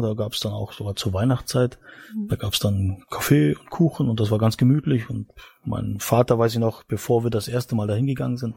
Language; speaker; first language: German; native; German